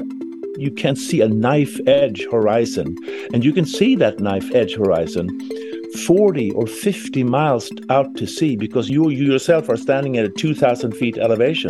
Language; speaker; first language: English; non-native, fluent; Swedish